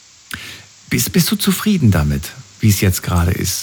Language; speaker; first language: German; native; German